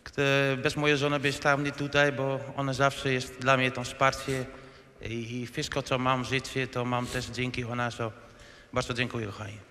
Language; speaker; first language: Polish; non-native, fluent; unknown